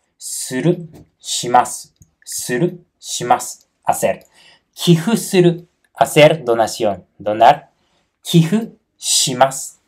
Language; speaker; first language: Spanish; non-native, fluent; Japanese